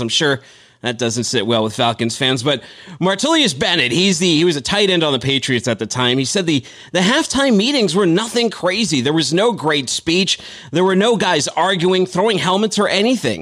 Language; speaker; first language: English; native; English